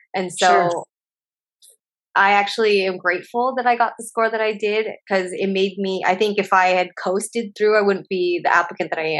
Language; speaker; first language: English; native; English